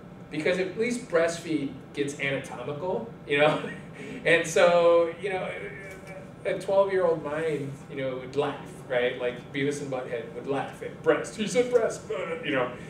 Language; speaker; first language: English; early bilingual, other home language; Spanish